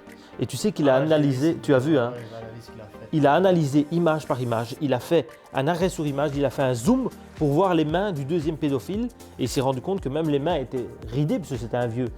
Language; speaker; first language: French; native; French